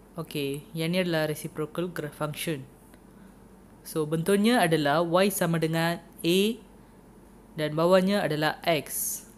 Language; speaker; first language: Malay; non-native, local second language; Tamil